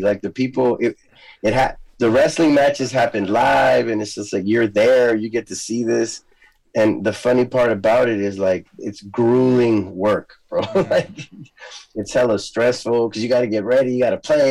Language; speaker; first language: English; early bilingual, other home language; Spanish